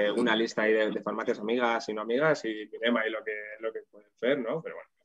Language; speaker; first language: Spanish; non-native, local second language; Catalan